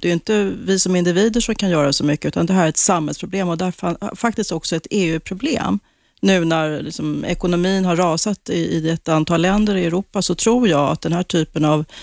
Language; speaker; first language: Swedish; native; Swedish